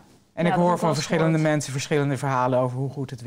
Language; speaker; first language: Dutch; native; Dutch